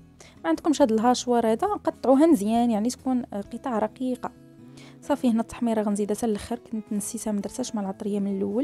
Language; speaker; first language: Arabic; native; Arabic